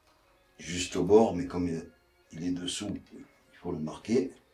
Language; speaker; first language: French; native; French